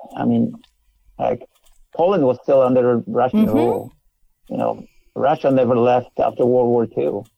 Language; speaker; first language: English; non-native, fluent; Polish